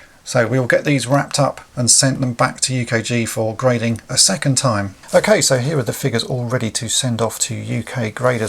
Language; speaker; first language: English; native; English